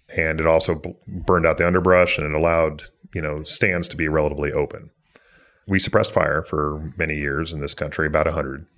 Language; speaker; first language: English; native; English